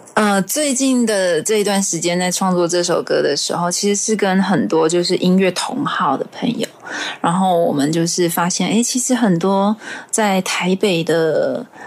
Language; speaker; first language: Chinese; non-native, local second language; Hakka Chinese